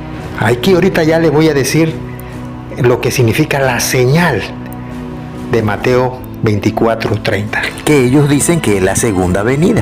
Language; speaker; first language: Spanish; native; Spanish